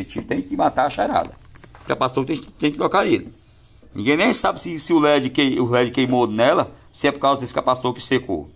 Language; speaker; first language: Portuguese; native; Portuguese